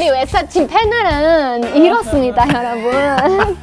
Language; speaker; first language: Korean; non-native, fluent; German